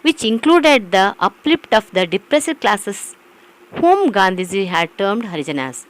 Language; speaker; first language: English; non-native, local second language; Kannada